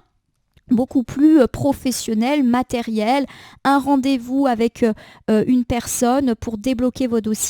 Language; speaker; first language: French; native; French